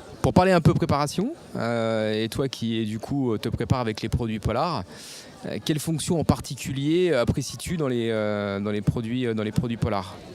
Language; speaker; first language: French; native; French